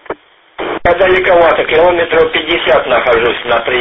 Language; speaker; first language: Russian; native; Russian